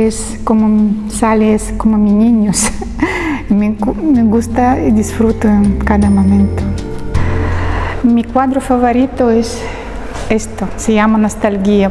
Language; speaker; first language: Spanish; non-native, learner; Russian